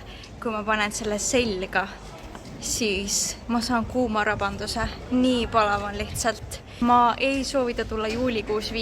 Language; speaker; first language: Estonian; native; Estonian